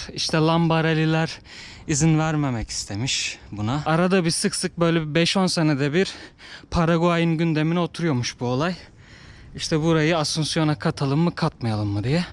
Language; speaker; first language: Turkish; native; Turkish